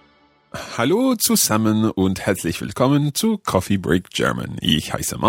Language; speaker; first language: German; non-native, learner; English